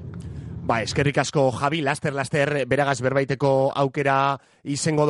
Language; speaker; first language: Basque; native; Basque